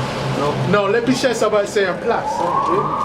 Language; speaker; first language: French; non-native, learner; English